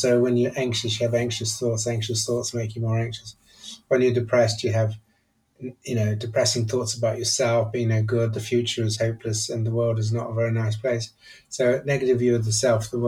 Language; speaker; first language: English; native; English